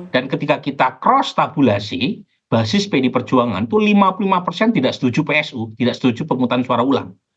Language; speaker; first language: Indonesian; native; Indonesian